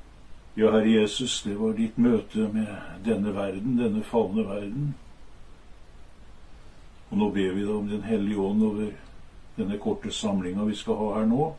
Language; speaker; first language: Norwegian; native; Norwegian